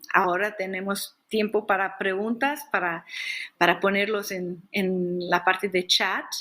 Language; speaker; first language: Spanish; non-native, fluent; English